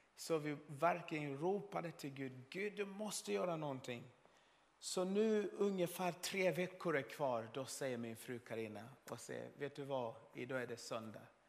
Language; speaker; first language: Swedish; non-native, fluent; Swahili